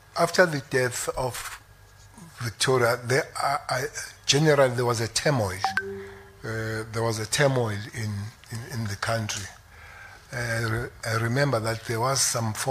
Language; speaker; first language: English; non-native, local second language; Zulu